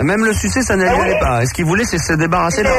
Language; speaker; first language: French; native; French